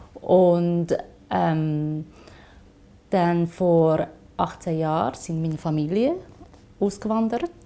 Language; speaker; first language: German; non-native, fluent; Chinese